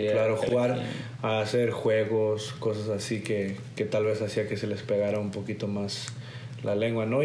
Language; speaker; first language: Spanish; early bilingual, heritage; Spanish